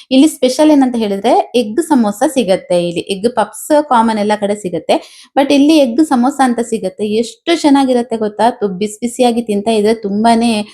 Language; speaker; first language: Kannada; non-native, local second language; Tulu